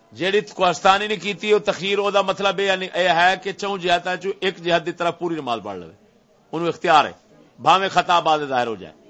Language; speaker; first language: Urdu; non-native, local second language; Punjabi